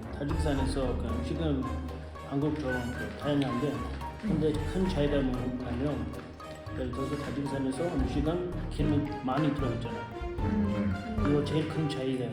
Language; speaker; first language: Korean; non-native, learner; Tajik